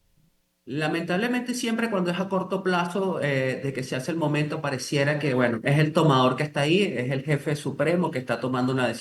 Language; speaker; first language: Spanish; native; Spanish